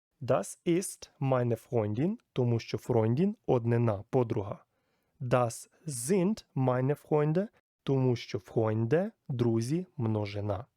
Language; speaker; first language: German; non-native, fluent; Ukrainian